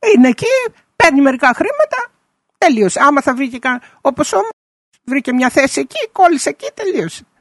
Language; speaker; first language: Greek; early bilingual, heritage; Greek